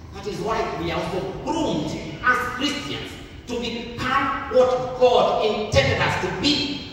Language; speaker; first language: English; non-native, local second language; Swahili